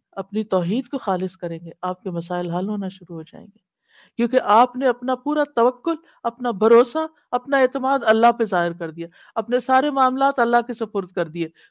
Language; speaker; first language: Urdu; native; Urdu